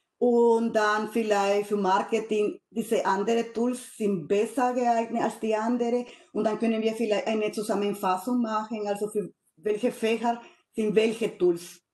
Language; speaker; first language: German; non-native, fluent; Spanish